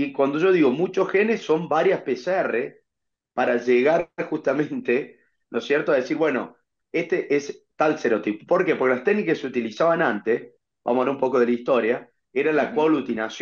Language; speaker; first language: Spanish; native; Spanish